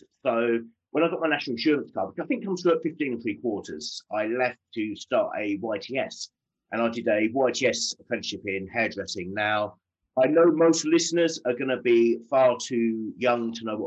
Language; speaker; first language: English; native; English